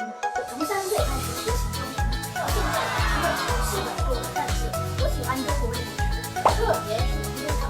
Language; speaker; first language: Chinese; non-native, learner; English